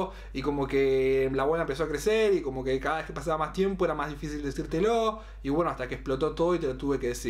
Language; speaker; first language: Spanish; native; Spanish